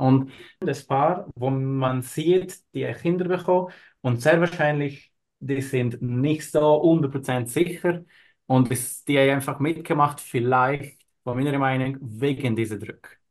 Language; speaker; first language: German; non-native, learner; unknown